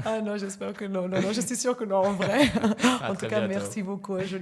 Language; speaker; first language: French; native; French